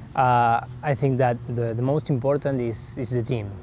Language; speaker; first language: English; non-native, learner; Spanish